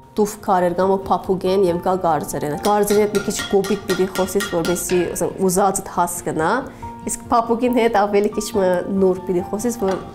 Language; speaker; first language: Armenian; early bilingual, heritage; Armenian